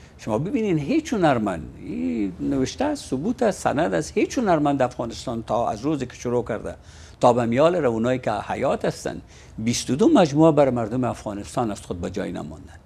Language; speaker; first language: Persian; native; Persian